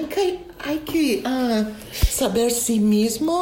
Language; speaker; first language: Spanish; non-native, learner; English